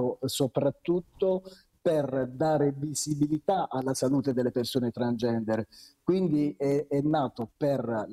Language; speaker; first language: Italian; native; Italian